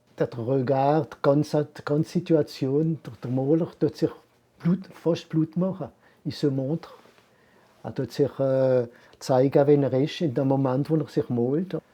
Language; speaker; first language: German; non-native, local second language; Swiss German